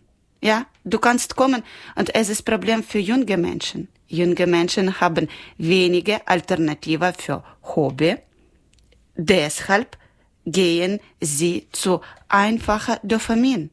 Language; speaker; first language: German; non-native, learner; Ukrainian